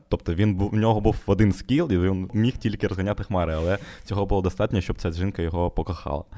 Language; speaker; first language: Ukrainian; non-native, local second language; Russian